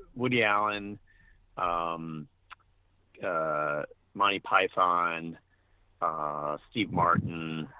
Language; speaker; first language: English; native; English